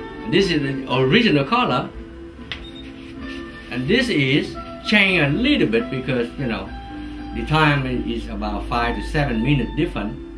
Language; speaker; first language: English; non-native, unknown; Vietnamese